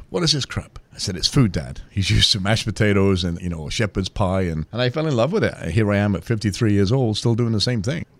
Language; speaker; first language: English; native; English